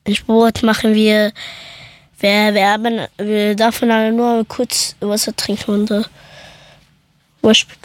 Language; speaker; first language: German; early bilingual, other home language; Persian